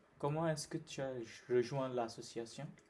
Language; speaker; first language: French; non-native, learner; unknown